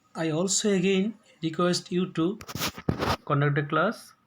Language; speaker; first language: English; non-native, local second language; Bangla